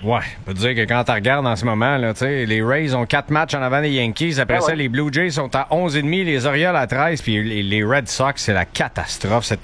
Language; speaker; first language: French; native; French